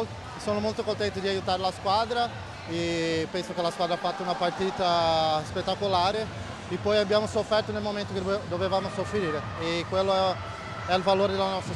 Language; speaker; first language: Italian; non-native, fluent; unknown